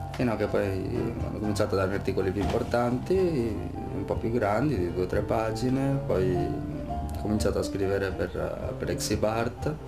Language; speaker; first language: Italian; native; Italian